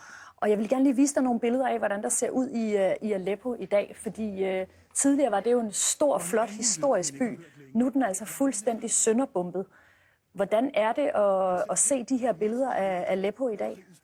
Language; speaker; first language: Danish; native; Danish